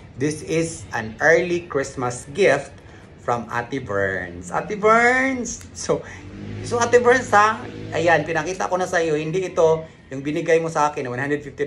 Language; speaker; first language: Filipino; non-native, local second language; Cebuano